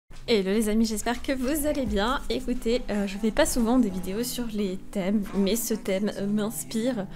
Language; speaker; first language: French; native; French